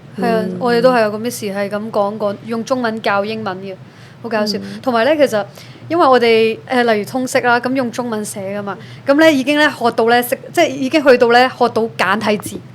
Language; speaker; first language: Cantonese; early bilingual, other home language; Urdu